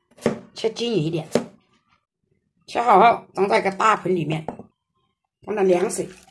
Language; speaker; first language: Chinese; native; Chinese